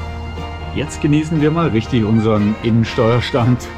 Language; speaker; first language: German; native; German